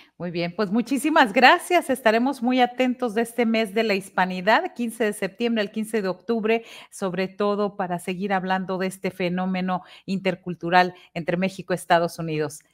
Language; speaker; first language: Spanish; native; Spanish